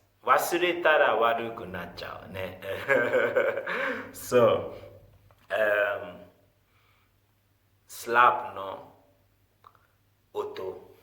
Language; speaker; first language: Japanese; non-native, fluent; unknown